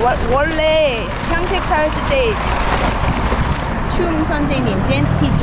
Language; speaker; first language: Korean; non-native, learner; English